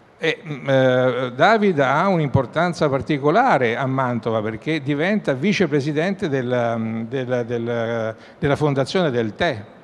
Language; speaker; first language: Italian; native; Italian